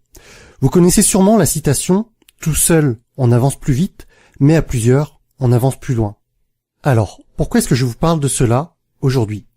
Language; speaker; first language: French; native; French